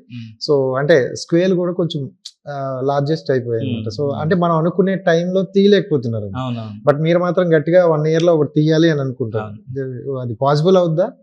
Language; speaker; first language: Telugu; native; Telugu